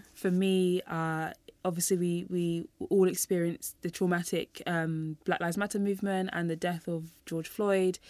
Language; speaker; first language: English; native; English